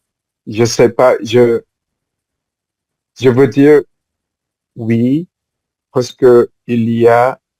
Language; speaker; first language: French; non-native, fluent; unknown